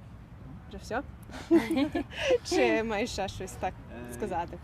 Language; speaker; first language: Ukrainian; early bilingual, heritage; Ukrainian